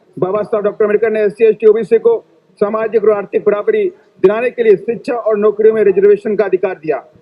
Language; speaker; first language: Hindi; native; Hindi